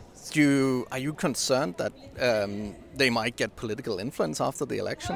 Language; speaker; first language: English; non-native, fluent; Danish